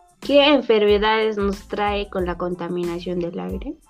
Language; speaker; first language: Spanish; native; Spanish